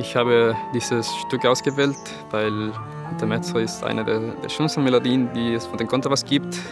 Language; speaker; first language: German; non-native, fluent; Spanish